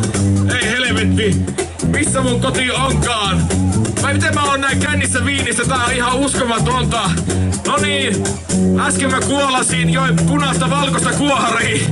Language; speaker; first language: Finnish; native; Finnish